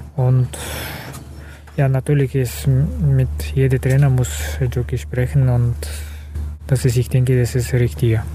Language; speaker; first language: German; non-native, learner; Kazakh